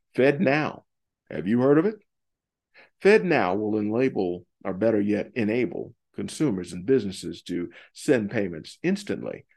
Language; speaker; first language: English; native; English